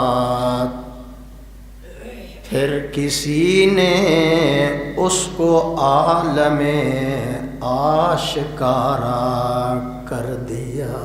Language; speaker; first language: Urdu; non-native, local second language; Punjabi